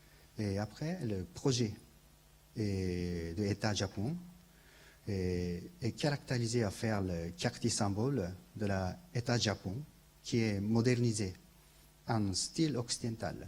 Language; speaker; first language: French; non-native, learner; Japanese